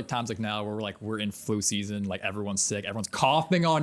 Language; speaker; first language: English; native; English